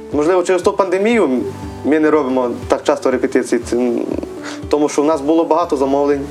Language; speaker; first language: Ukrainian; native; Ukrainian